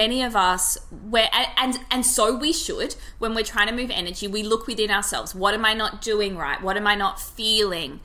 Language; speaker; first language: English; native; English